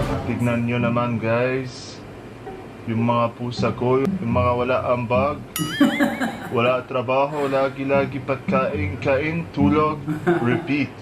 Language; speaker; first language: Filipino; non-native, learner; Arabic